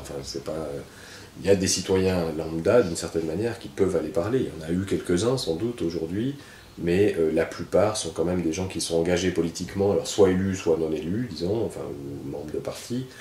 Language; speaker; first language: French; native; French